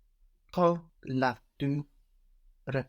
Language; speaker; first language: French; non-native, learner; English